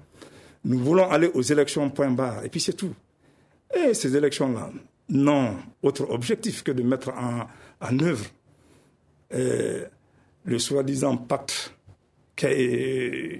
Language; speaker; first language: French; non-native, local second language; Bambara